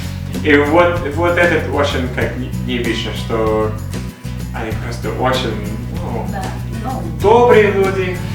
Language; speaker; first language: Russian; non-native, learner; English